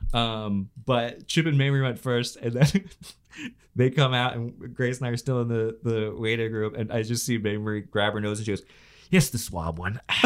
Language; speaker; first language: English; native; English